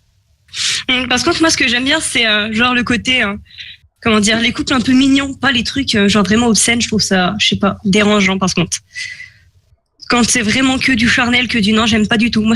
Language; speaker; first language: French; native; French